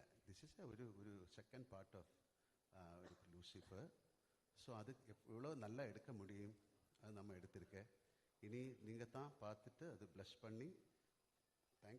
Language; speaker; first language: Tamil; non-native, learner; Malayalam